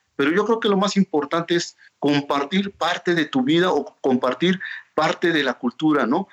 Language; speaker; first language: Spanish; non-native, local second language; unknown